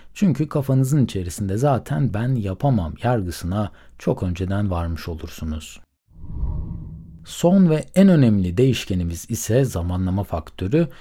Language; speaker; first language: Turkish; native; Turkish